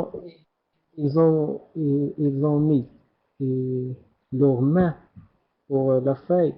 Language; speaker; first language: French; non-native, learner; Arabic